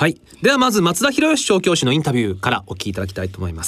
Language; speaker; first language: Japanese; native; Japanese